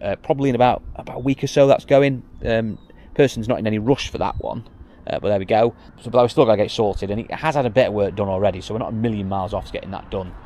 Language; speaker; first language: English; native; English